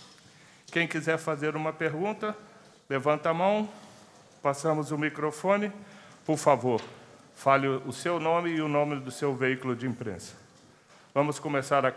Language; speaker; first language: Portuguese; non-native, fluent; Spanish